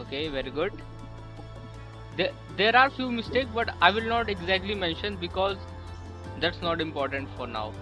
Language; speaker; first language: English; non-native, local second language; Hindi